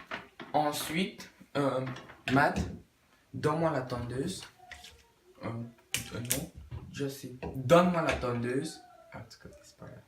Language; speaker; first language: French; non-native, local second language; English